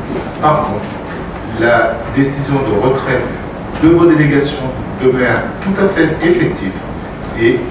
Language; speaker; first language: French; native; French